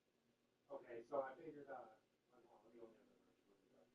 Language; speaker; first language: English; native; English